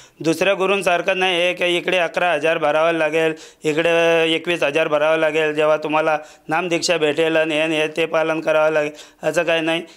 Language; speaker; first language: Marathi; non-native, local second language; Lambadi